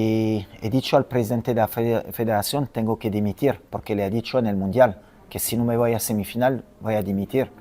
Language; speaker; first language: Spanish; non-native, fluent; French